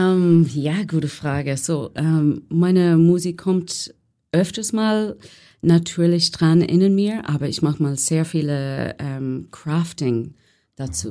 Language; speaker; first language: German; non-native, learner; English